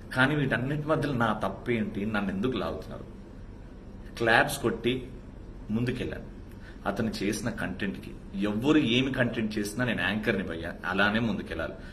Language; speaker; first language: Telugu; native; Telugu